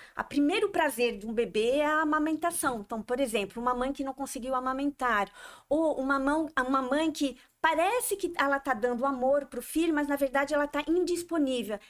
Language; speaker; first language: Portuguese; non-native, fluent; French